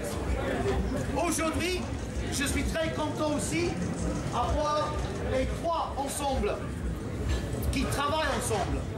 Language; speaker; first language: French; non-native, fluent; English